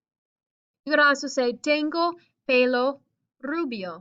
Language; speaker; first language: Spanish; non-native, fluent; English